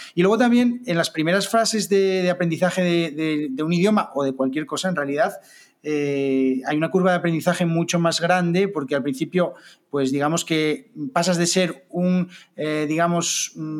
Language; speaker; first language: Spanish; native; Spanish